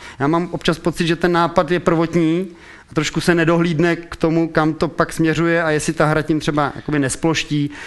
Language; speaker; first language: Czech; native; Czech